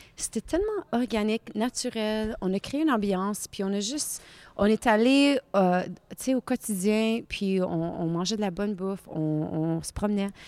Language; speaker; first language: French; native; French